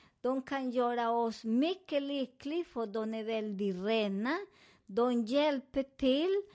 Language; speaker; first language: Swedish; non-native, fluent; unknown